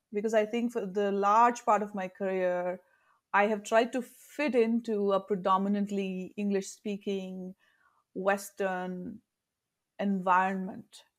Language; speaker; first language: English; non-native, local second language; Tamil